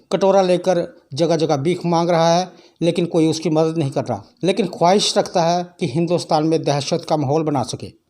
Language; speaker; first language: Hindi; non-native, local second language; Dogri